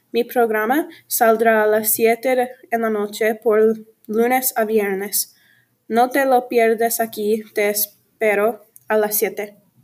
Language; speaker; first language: Spanish; non-native, learner; English